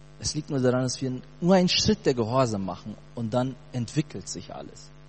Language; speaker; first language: German; early bilingual, other home language; Portuguese